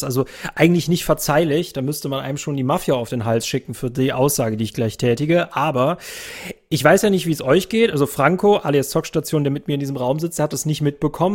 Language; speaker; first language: German; native; German